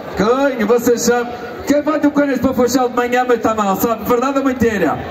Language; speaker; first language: Portuguese; early bilingual, heritage; Portuguese